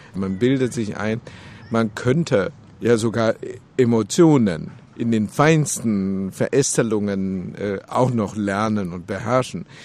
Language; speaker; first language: German; non-native, fluent; Chinese